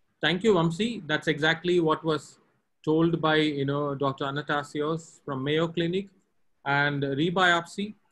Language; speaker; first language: English; non-native, local second language; Tamil